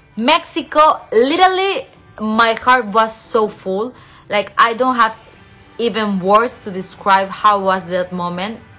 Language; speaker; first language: English; non-native, fluent; Spanish